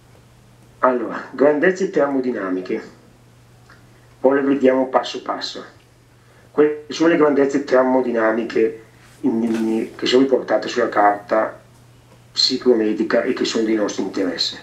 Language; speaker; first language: Italian; native; Italian